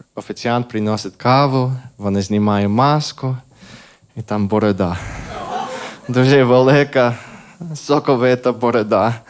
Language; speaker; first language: Ukrainian; non-native, fluent; English